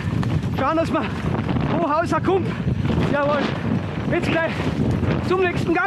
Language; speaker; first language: German; native; German